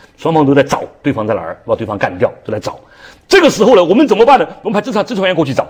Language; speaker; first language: Chinese; native; Chinese